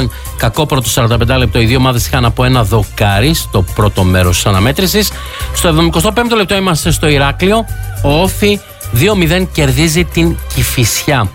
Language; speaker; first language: Greek; native; Greek